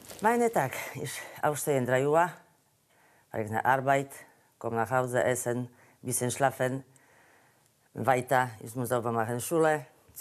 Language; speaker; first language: German; non-native, learner; Polish